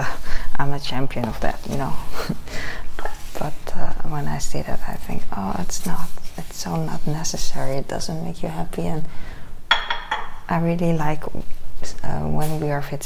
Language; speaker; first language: English; non-native, fluent; Dutch